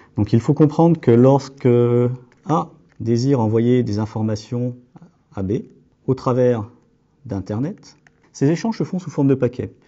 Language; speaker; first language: French; native; French